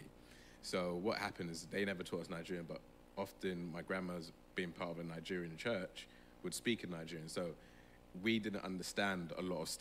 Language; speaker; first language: English; native; English